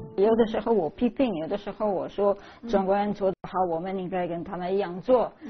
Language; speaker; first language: Chinese; non-native, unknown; Italian